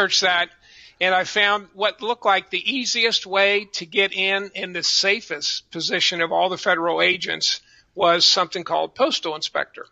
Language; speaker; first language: English; native; English